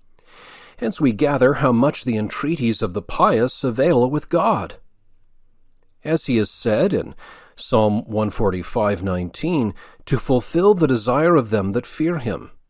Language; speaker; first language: English; native; English